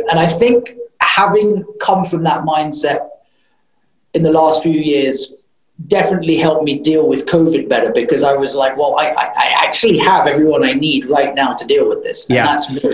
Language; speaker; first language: English; native; English